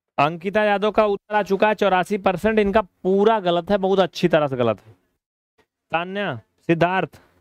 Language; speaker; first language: Hindi; native; Hindi